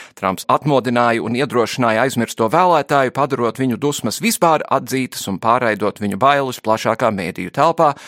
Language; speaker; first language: Latvian; early bilingual, heritage; Latvian